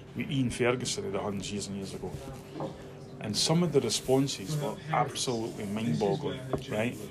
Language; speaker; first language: English; native; English